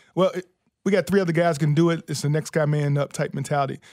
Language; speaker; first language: English; native; English